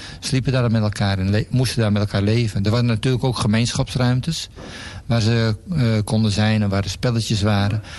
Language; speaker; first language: Dutch; native; Dutch